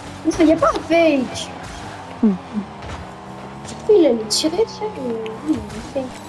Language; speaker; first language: French; native; French